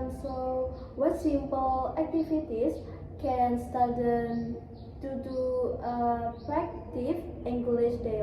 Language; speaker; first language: English; non-native, learner; Indonesian